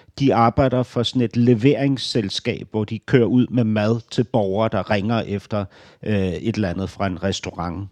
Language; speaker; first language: Danish; native; Danish